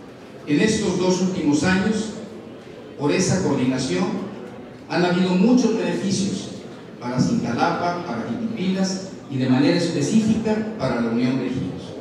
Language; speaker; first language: Spanish; native; Spanish